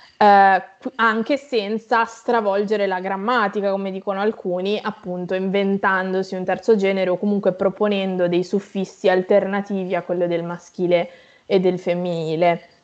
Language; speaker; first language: Italian; native; Italian